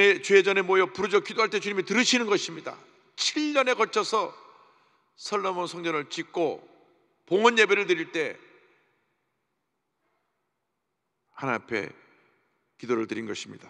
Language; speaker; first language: Korean; native; Korean